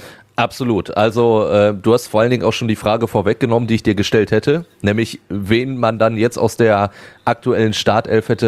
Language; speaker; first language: German; native; German